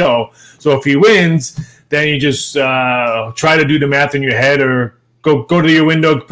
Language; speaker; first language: English; native; English